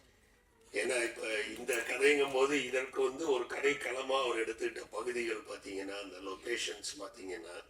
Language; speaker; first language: Tamil; native; Tamil